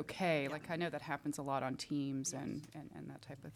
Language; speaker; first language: English; native; English